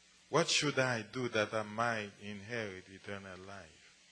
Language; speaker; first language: English; non-native, fluent; Haitian Creole